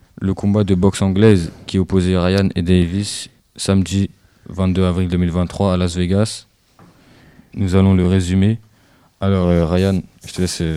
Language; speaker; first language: French; native; French